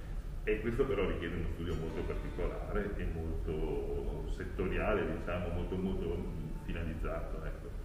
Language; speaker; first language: Italian; native; Italian